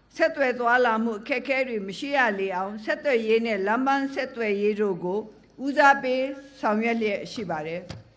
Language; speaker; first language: Burmese; native; Burmese